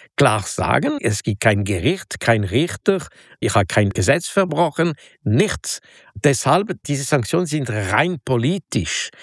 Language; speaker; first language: German; non-native, local second language; French